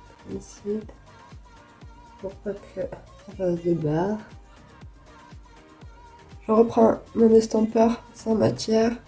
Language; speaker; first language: French; native; French